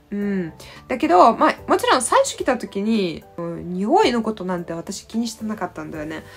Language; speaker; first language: Japanese; non-native, fluent; Russian